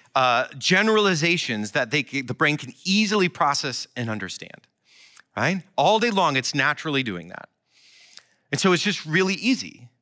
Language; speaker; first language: English; native; English